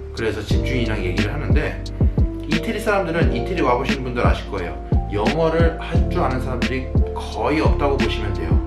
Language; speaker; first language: Korean; native; Korean